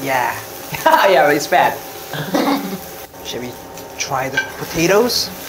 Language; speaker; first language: English; non-native, fluent; Korean